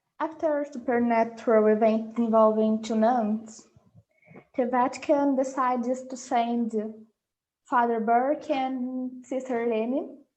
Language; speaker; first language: English; non-native, learner; Portuguese